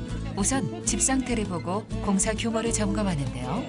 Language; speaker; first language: Korean; native; Korean